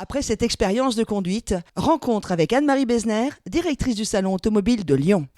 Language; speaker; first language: French; native; French